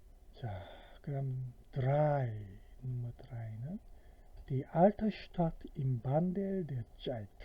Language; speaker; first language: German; non-native, fluent; Korean